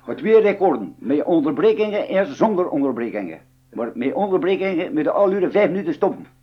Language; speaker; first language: Dutch; native; Dutch